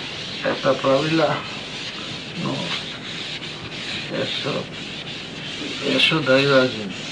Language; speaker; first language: Russian; non-native, learner; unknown